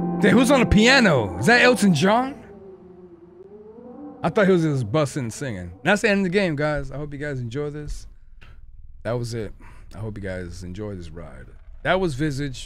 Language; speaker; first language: English; native; English